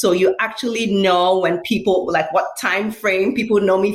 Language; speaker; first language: English; non-native, local second language; Yoruba